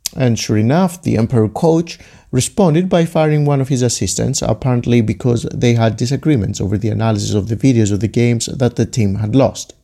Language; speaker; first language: English; non-native, fluent; Greek